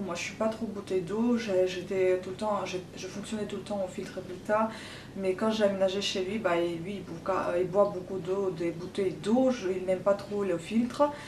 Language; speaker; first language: French; non-native, fluent; Russian